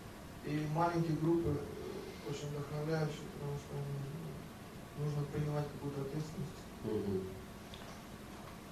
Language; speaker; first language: Russian; native; Russian